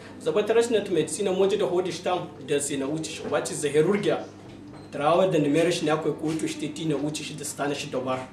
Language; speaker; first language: Bulgarian; non-native, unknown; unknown